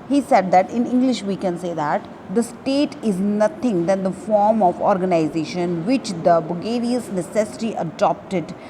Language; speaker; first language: English; non-native, local second language; Punjabi